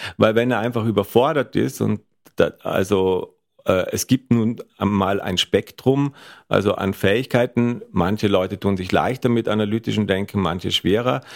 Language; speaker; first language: German; native; German